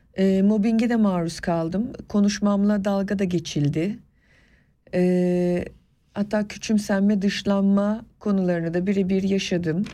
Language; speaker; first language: Turkish; non-native, local second language; Kurdish